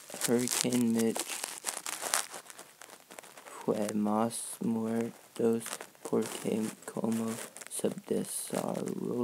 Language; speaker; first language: Spanish; non-native, learner; English